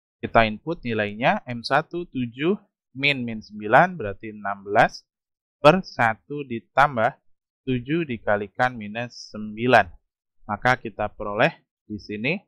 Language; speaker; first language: Indonesian; native; Indonesian